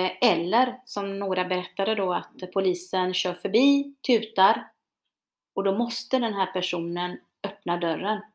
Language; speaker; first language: Swedish; early bilingual, other home language; Spanish